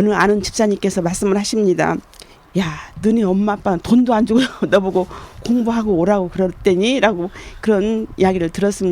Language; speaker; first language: Korean; native; Korean